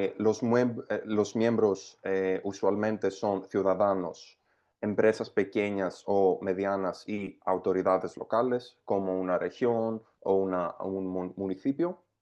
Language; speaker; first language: Spanish; non-native, fluent; Greek